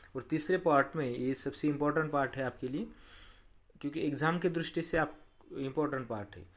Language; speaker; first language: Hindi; non-native, local second language; Marathi